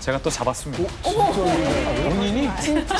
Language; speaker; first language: Korean; native; Korean